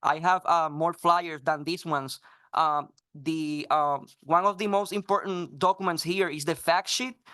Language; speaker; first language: English; non-native, fluent; Spanish